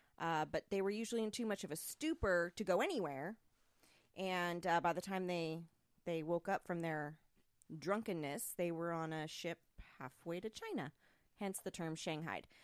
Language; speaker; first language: English; native; English